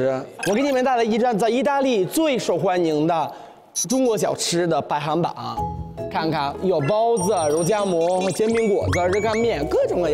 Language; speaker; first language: Chinese; non-native, fluent; Italian